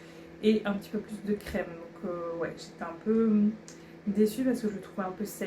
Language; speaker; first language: French; native; French